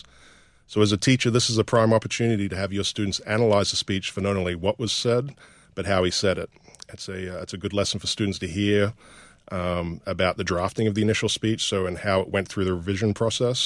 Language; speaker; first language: English; native; English